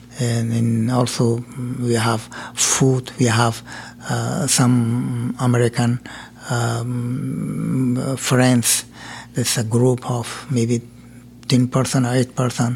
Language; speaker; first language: English; non-native, learner; Persian